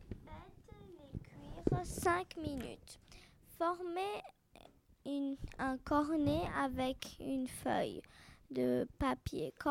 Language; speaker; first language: French; non-native, learner; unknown